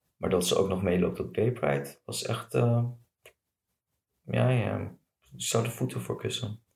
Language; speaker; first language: Dutch; early bilingual, other home language; Arabic